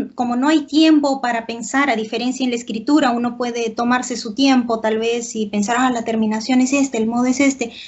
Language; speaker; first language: Spanish; native; Spanish